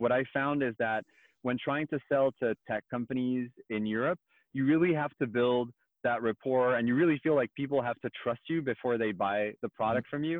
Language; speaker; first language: English; non-native, fluent; French